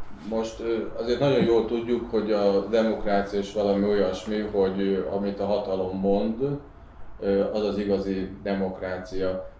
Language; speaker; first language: Hungarian; native; Hungarian